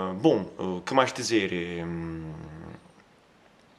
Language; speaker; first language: Portuguese; non-native, fluent; Italian